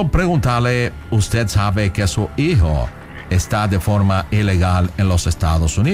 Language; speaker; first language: Spanish; non-native, local second language; English